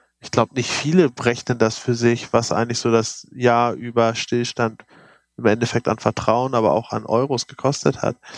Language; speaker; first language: German; native; German